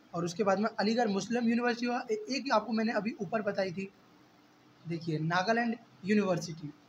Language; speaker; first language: Hindi; native; Hindi